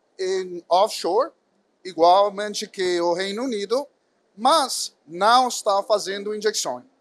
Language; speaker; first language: Portuguese; non-native, fluent; Spanish